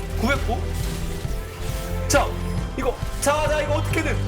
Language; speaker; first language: Korean; native; Korean